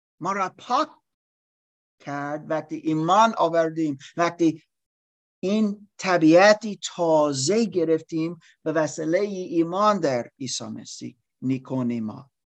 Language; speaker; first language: Persian; non-native, learner; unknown